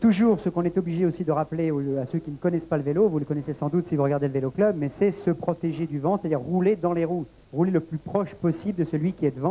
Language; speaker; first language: French; native; French